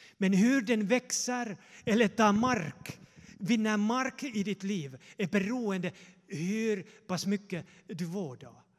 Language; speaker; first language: Swedish; non-native, fluent; Finnish